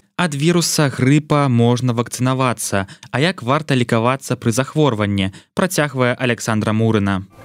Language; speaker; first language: Belarusian; native; Belarusian